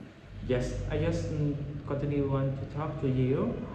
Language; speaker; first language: English; non-native, learner; Vietnamese